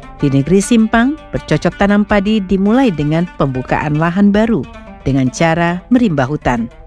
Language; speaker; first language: Indonesian; native; Indonesian